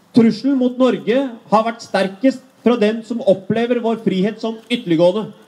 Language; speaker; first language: Norwegian; early bilingual, other home language; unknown